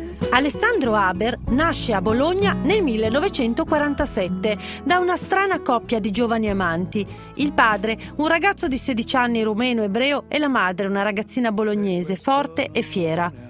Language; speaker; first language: Italian; native; Italian